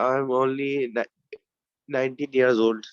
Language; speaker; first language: English; non-native, learner; Urdu